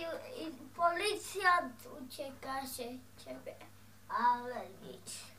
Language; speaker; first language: Polish; early bilingual, heritage; Dutch